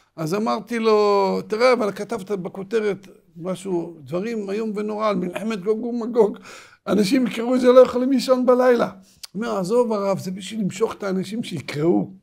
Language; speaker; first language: Hebrew; native; Hebrew